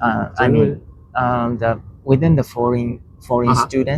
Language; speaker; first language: English; non-native, learner; Japanese